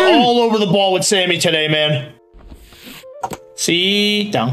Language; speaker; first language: English; native; English